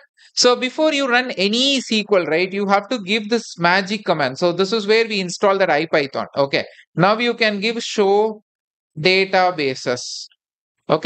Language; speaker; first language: English; non-native, local second language; Tamil